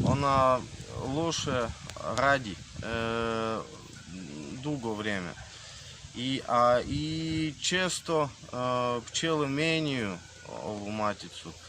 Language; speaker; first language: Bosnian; non-native, learner; Russian